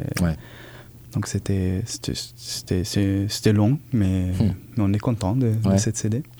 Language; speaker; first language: French; non-native, learner; Hebrew